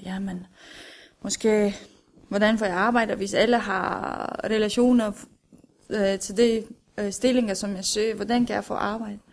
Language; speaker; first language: Danish; non-native, fluent; Romanian